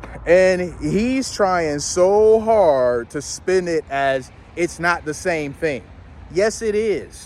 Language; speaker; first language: English; native; English